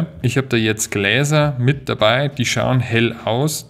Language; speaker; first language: German; native; German